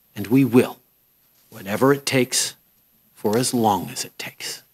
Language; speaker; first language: English; early bilingual, other home language; French